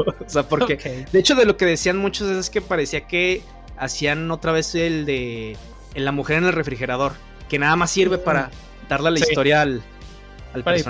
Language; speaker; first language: Spanish; native; Spanish